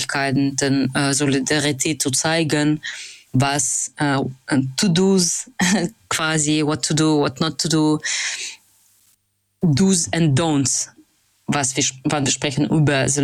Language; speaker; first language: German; non-native, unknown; Russian